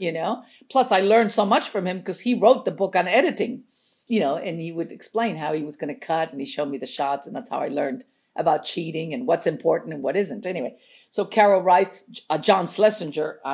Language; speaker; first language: English; non-native, fluent; Spanish